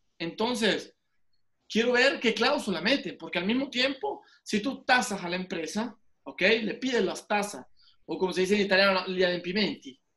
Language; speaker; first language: Spanish; native; Spanish